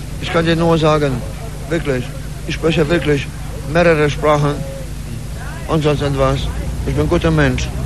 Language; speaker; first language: German; non-native, learner; Polish